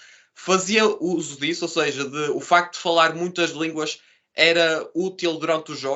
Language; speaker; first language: Portuguese; native; Portuguese